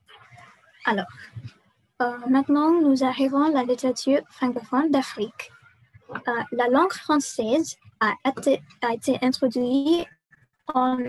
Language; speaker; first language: French; non-native, learner; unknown